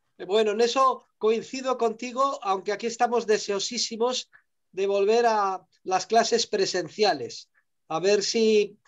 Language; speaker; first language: Spanish; native; Spanish